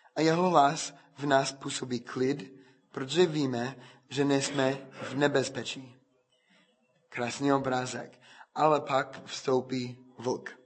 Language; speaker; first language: Czech; non-native, fluent; English